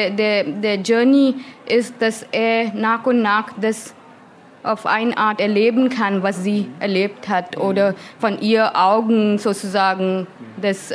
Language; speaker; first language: German; non-native, learner; Hindi